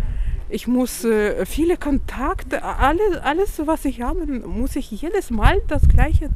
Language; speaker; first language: German; non-native, fluent; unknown